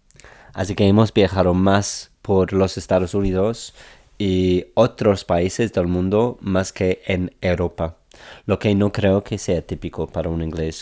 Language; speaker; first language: Spanish; non-native, fluent; English